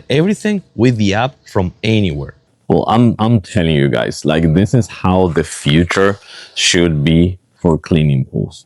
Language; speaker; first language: English; non-native, fluent; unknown